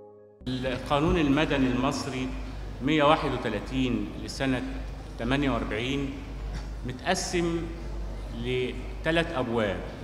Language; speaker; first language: Arabic; native; Arabic